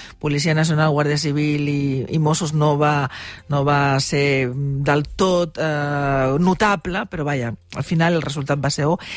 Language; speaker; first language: Catalan; non-native, local second language; Spanish